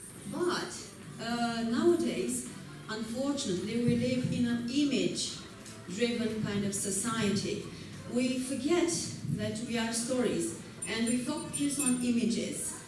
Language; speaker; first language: English; non-native, fluent; Romanian